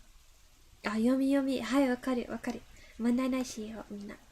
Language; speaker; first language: Japanese; non-native, learner; English